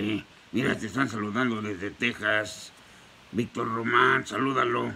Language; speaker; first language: Spanish; native; Spanish